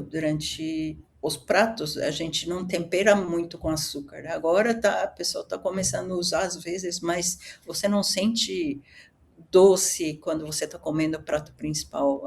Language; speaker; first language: Portuguese; early bilingual, other home language; Japanese